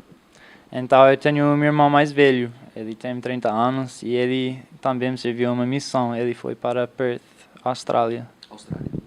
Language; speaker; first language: Portuguese; non-native, fluent; English